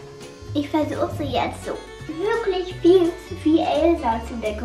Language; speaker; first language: German; native; German